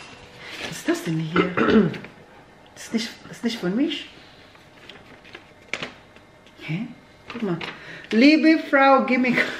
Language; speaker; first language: German; non-native, learner; Filipino